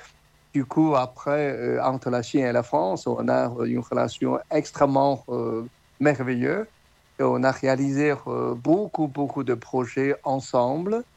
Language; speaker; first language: French; non-native, fluent; Chinese